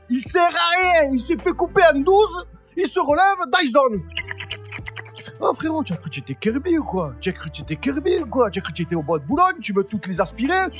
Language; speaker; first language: French; native; French